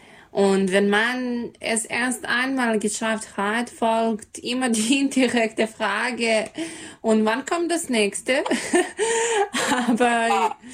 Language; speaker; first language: German; non-native, learner; Serbian